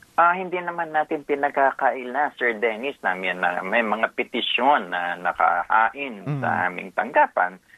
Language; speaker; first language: Filipino; native; Filipino